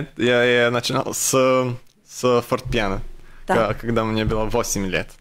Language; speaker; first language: Russian; non-native, local second language; Latvian